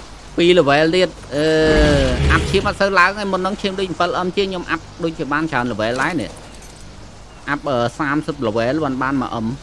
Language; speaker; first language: Khmer; native; Khmer